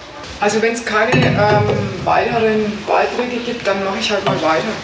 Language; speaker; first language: German; native; German